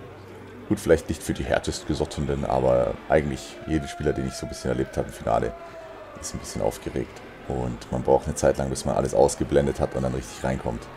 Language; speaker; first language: German; native; German